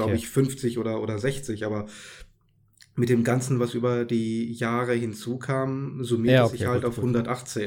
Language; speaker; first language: German; native; German